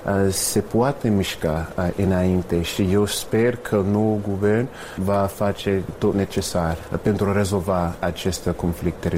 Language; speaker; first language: Romanian; non-native, fluent; English